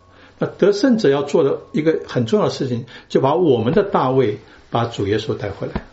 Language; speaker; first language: Chinese; native; Chinese